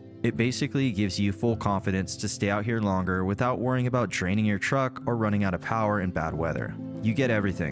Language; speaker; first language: English; native; English